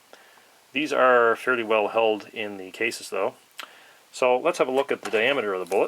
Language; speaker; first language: English; native; English